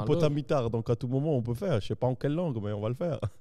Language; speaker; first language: French; native; French